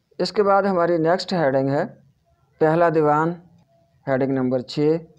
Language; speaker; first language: Urdu; non-native, local second language; Punjabi